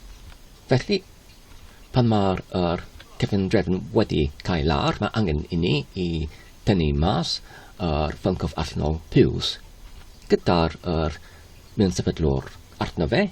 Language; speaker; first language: Welsh; non-native, learner; Polish